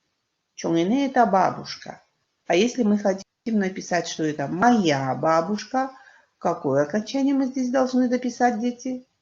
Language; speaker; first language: Russian; non-native, local second language; Kyrgyz